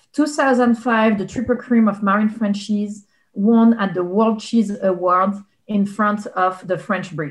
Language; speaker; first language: English; non-native, fluent; French